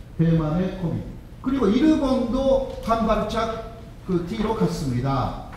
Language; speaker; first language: Korean; non-native, fluent; Japanese